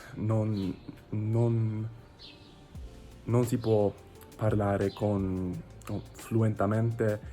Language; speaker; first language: Italian; non-native, learner; English